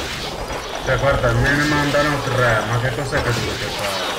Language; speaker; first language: Italian; native; Italian